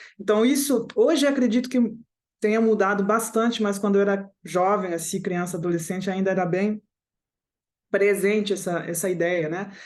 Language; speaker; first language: Portuguese; non-native, fluent; French